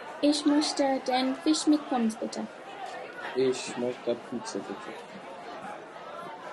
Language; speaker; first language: German; non-native, learner; English